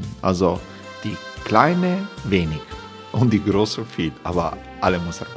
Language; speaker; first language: German; non-native, learner; Croatian